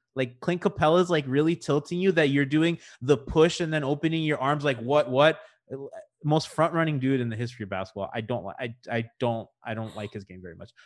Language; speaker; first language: English; native; English